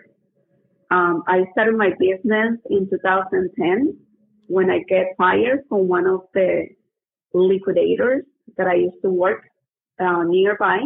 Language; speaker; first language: English; non-native, fluent; Spanish